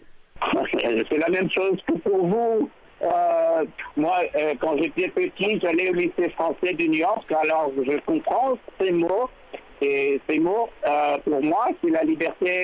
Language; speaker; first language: French; non-native, fluent; English